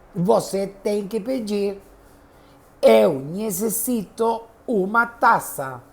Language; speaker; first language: Portuguese; non-native, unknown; Spanish